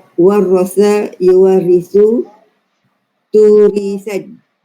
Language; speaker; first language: Arabic; non-native, learner; Malay